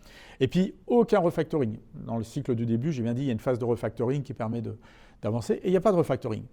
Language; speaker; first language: French; native; French